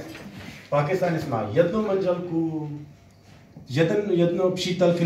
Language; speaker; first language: Czech; non-native, learner; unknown